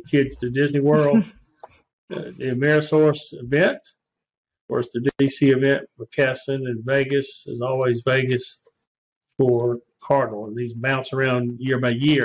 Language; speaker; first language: English; native; English